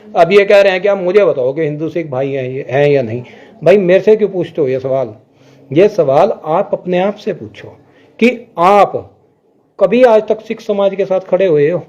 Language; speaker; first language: Hindi; non-native, local second language; Punjabi